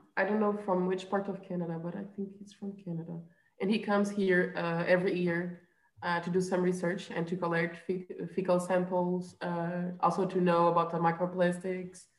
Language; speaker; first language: English; non-native, fluent; Portuguese